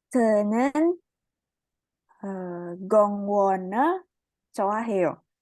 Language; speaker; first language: Korean; non-native, learner; Indonesian